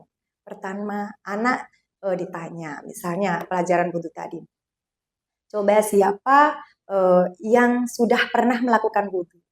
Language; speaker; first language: Indonesian; non-native, local second language; Javanese